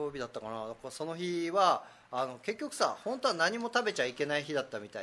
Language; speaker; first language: Japanese; native; Japanese